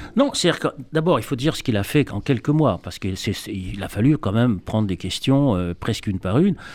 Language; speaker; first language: French; native; French